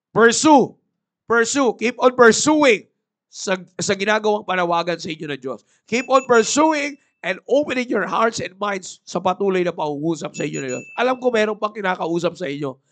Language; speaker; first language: Filipino; native; Filipino